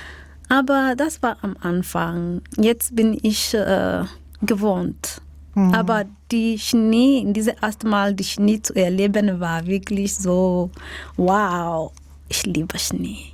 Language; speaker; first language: German; non-native, learner; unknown